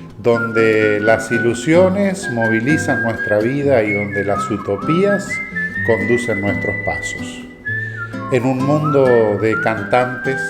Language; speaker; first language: Spanish; native; Spanish